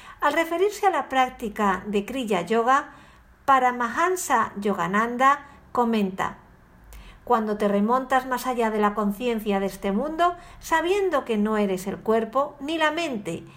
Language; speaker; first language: Spanish; native; Spanish